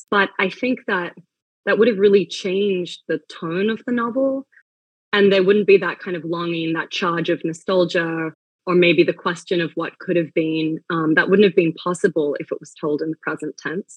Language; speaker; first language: English; native; English